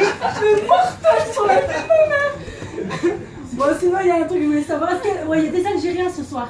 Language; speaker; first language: French; native; French